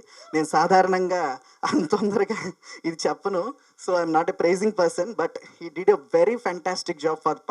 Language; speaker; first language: Telugu; native; Telugu